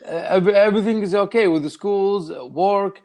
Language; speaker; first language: English; non-native, learner; Arabic